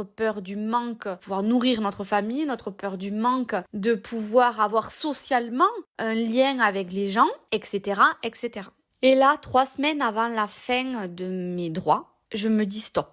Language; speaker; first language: French; native; French